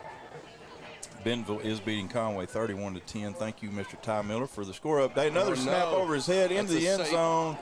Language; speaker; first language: English; native; English